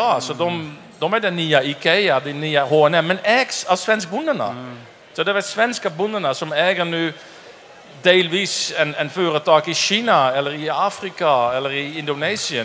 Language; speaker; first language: Swedish; non-native, fluent; Dutch